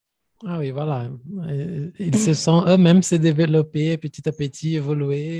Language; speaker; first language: French; non-native, fluent; Portuguese